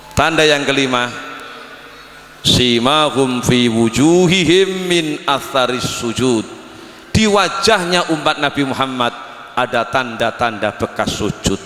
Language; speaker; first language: Indonesian; non-native, local second language; Javanese